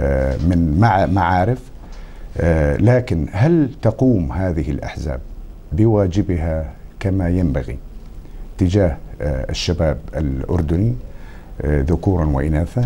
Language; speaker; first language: Arabic; native; Arabic